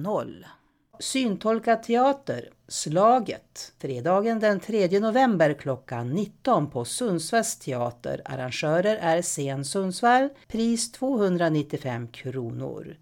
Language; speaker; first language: Swedish; native; Swedish